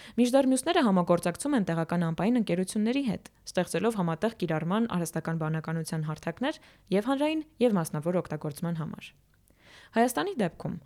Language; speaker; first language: Armenian; native; Armenian